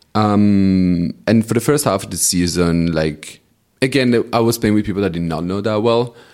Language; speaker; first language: English; non-native, fluent; Italian